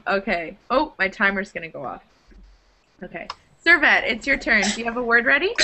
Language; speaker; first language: English; native; English